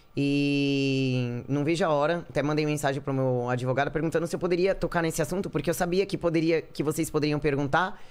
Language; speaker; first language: Portuguese; native; Portuguese